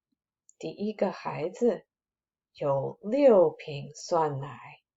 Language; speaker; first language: Chinese; non-native, fluent; English